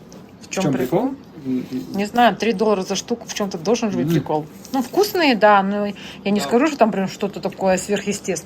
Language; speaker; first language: Russian; native; Russian